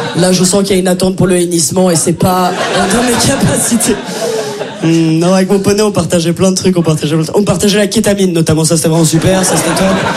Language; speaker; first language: French; native; French